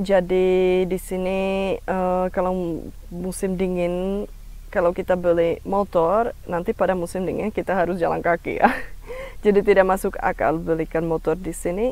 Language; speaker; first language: Indonesian; non-native, fluent; Czech